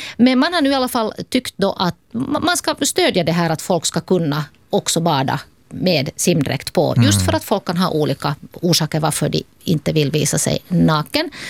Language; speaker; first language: Swedish; native; Swedish